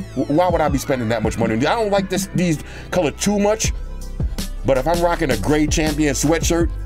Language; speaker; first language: English; native; English